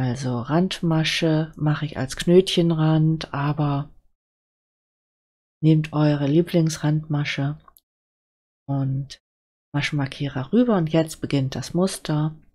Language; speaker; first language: German; native; German